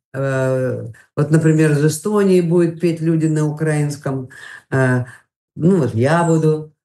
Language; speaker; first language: Russian; non-native, local second language; Latvian